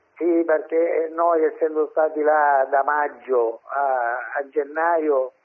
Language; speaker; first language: Italian; native; Italian